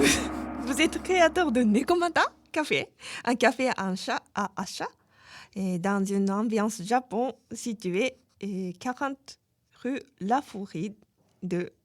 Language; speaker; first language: French; non-native, fluent; Japanese